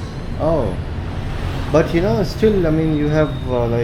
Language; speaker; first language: English; non-native, local second language; Urdu